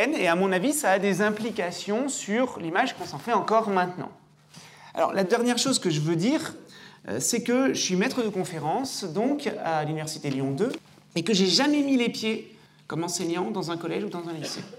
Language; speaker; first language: French; native; French